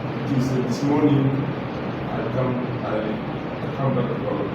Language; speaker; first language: English; non-native, learner; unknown